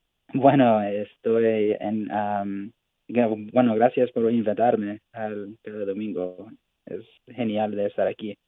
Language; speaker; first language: Spanish; non-native, fluent; English